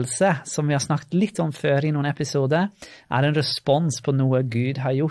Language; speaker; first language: Norwegian; non-native, fluent; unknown